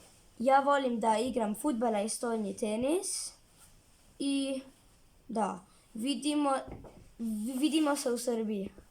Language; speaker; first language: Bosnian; early bilingual, heritage; Serbian